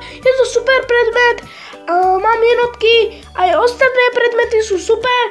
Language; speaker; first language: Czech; non-native, learner; Slovak